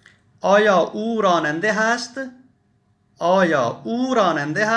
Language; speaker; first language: Persian; non-native, fluent; Urdu